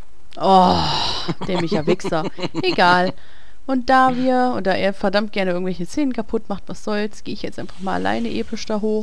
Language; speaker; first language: German; native; German